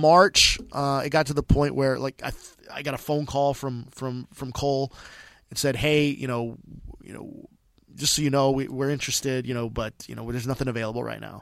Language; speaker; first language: English; native; English